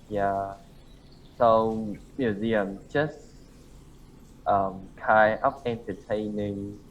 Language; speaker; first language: English; non-native, learner; Vietnamese